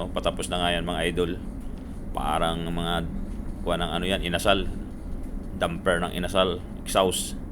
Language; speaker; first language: Filipino; native; Filipino